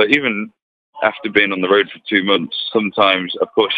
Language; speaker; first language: English; native; English